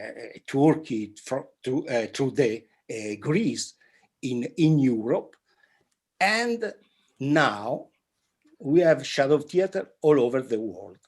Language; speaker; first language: English; non-native, fluent; Italian